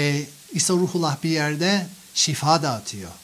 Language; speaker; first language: Turkish; non-native, fluent; English